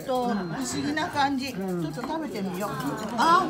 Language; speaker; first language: Japanese; native; Japanese